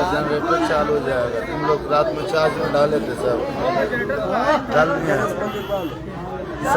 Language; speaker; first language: Hindi; non-native, local second language; Magahi